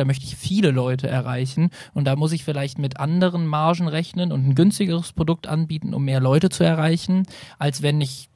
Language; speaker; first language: German; native; German